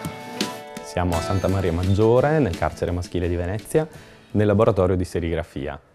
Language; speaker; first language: Italian; native; Italian